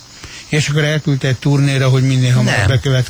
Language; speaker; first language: Hungarian; native; Hungarian